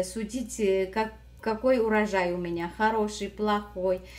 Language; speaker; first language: Russian; non-native, fluent; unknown